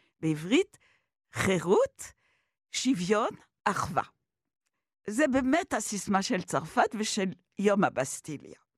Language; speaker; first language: Hebrew; non-native, fluent; French